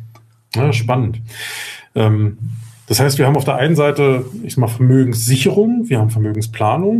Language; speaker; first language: German; native; German